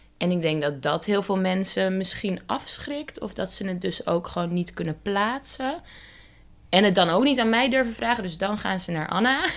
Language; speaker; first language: Dutch; native; Dutch